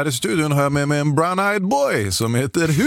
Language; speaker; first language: Swedish; native; Swedish